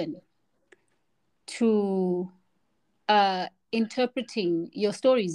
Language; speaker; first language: English; non-native, local second language; Xhosa